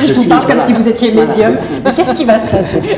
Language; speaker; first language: French; native; French